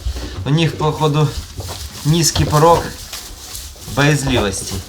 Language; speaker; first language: Russian; native; Russian